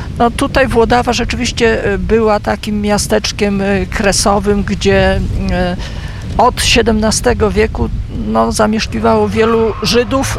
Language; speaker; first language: Polish; native; Polish